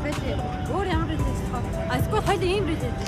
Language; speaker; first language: Mongolian; native; Mongolian